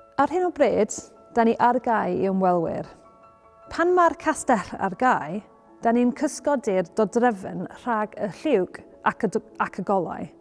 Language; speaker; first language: Welsh; non-native, learner; English